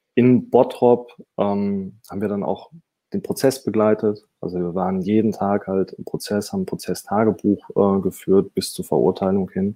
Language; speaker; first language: German; native; German